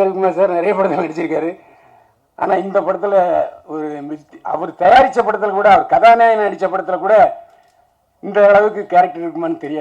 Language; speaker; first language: Tamil; native; Tamil